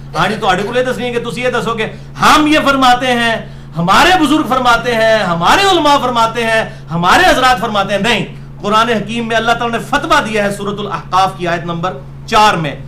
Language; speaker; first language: Urdu; non-native, local second language; Punjabi